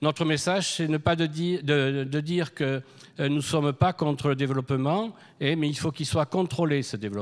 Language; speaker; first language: French; native; French